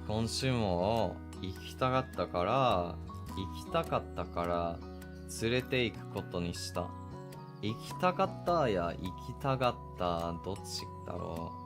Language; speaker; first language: Japanese; non-native, learner; English